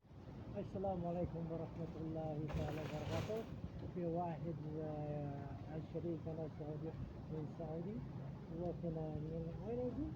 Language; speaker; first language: Arabic; non-native, learner; Filipino